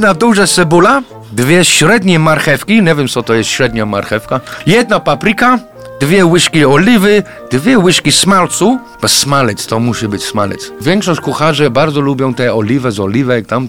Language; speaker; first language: Polish; non-native, fluent; English